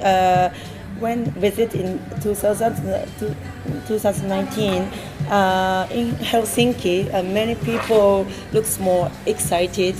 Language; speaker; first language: English; non-native, learner; Japanese